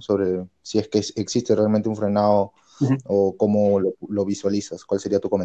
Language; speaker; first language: Spanish; native; Spanish